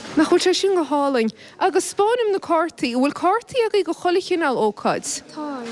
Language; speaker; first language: Irish; native; Irish